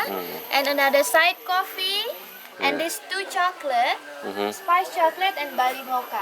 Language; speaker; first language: English; non-native, learner; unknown